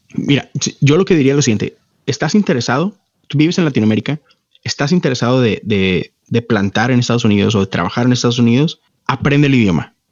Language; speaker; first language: Spanish; native; Spanish